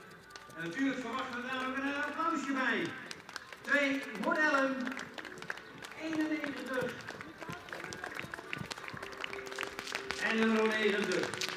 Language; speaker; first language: Dutch; native; Dutch